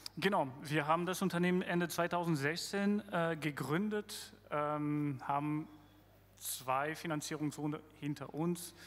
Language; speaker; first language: German; non-native, fluent; French